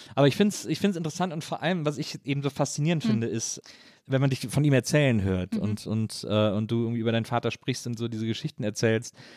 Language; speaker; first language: German; native; German